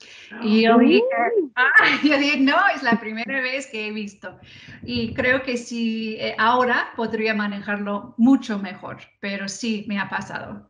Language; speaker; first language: Spanish; non-native, fluent; English